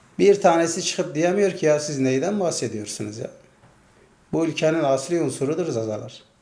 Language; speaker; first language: Turkish; non-native, local second language; Zaza